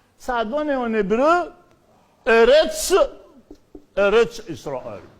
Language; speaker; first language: French; non-native, local second language; Berber languages